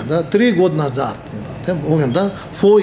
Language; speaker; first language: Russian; non-native, learner; Tibetan